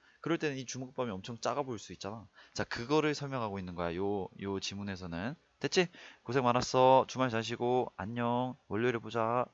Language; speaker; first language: Korean; native; Korean